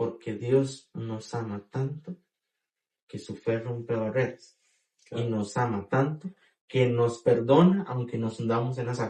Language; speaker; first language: Spanish; native; Spanish